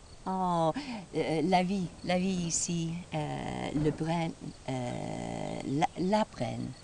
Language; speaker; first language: French; non-native, learner; English